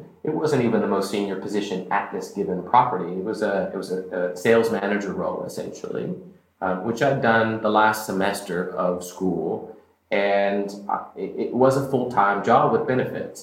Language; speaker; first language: English; native; English